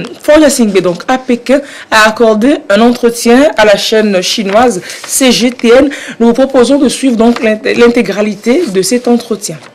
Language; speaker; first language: French; native; French